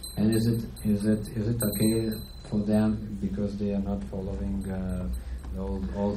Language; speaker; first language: English; non-native, fluent; Lithuanian